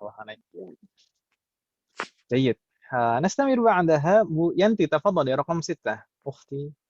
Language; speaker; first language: Arabic; non-native, fluent; Indonesian